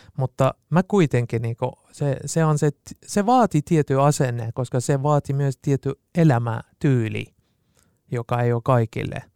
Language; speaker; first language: Finnish; non-native, fluent; Kurdish